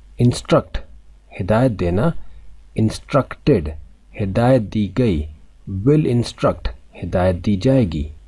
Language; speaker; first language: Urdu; native; Urdu